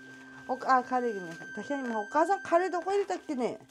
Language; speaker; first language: Mongolian; non-native, fluent; Japanese